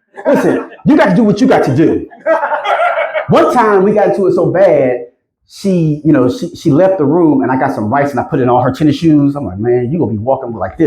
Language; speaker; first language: English; native; English